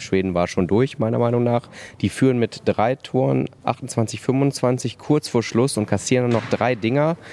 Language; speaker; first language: German; native; German